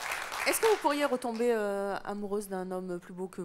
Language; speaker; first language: French; native; French